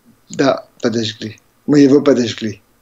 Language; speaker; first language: Russian; non-native, learner; French